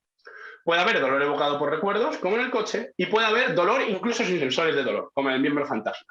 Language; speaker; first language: Spanish; native; Spanish